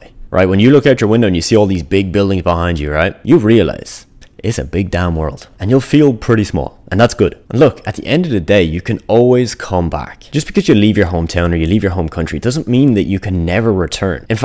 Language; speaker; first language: English; native; English